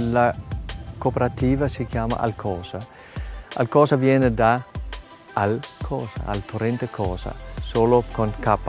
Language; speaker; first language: Italian; non-native, fluent; Danish